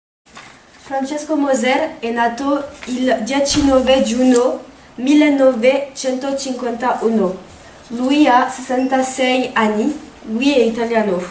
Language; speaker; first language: Italian; non-native, learner; French